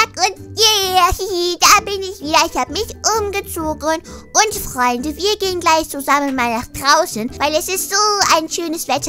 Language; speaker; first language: German; native; German